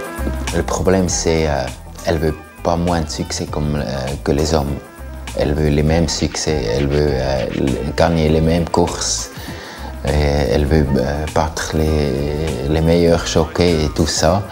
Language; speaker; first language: French; non-native, learner; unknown